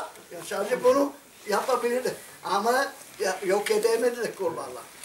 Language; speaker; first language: Turkish; non-native, fluent; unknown